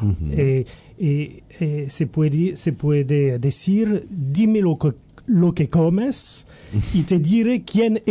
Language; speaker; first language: Spanish; non-native, learner; French